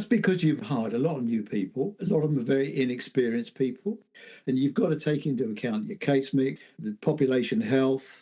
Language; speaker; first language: English; native; English